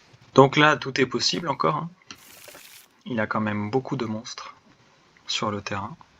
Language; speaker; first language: French; native; French